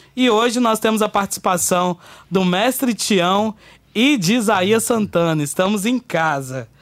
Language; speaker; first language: Portuguese; native; Portuguese